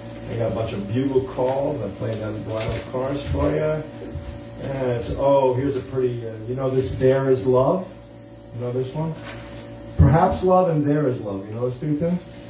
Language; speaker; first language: English; native; English